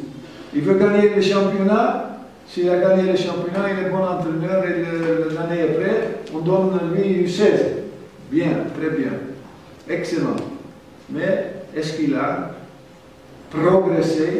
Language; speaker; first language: French; non-native, fluent; German